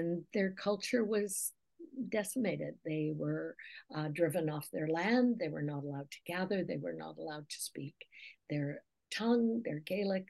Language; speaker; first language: English; native; English